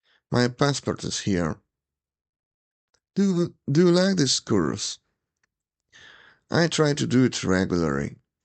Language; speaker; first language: English; non-native, fluent; Ukrainian